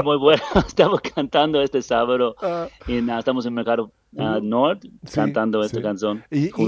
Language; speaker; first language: Spanish; non-native, learner; English